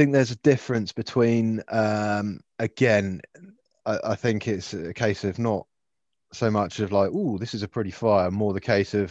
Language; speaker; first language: English; native; English